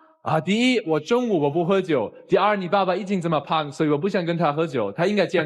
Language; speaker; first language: Chinese; non-native, fluent; German